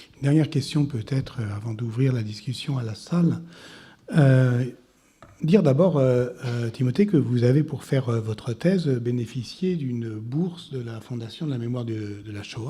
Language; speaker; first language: French; native; French